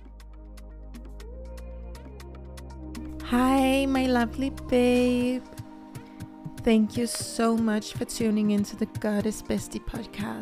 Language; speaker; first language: English; non-native, fluent; Danish